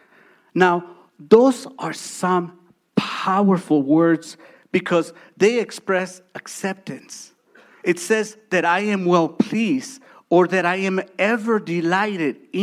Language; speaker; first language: English; early bilingual, other home language; Spanish